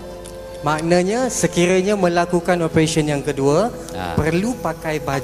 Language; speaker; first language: Malay; native; Malay